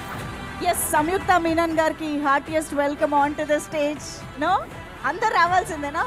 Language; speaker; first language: Telugu; native; Telugu